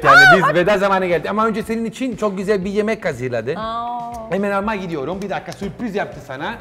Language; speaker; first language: Turkish; non-native, learner; Italian